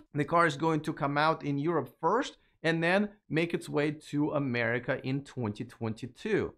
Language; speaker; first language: English; non-native, fluent; Russian